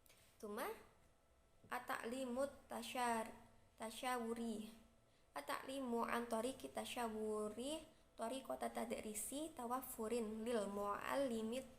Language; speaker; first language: Arabic; non-native, learner; Indonesian